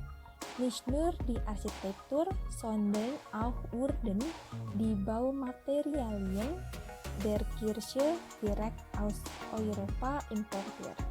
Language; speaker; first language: German; non-native, learner; Indonesian